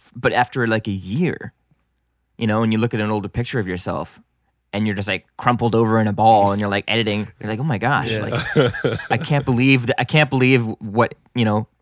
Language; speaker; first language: English; non-native, local second language; French